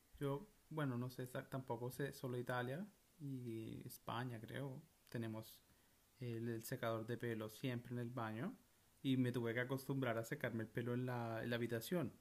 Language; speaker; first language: Spanish; non-native, fluent; Italian